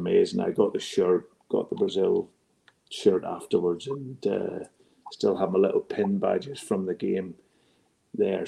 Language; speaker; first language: English; native; English